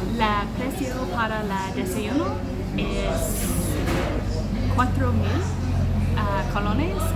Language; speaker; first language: Spanish; non-native, learner; English